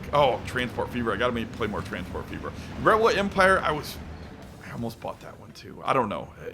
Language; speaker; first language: English; native; English